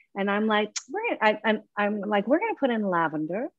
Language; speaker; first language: English; native; English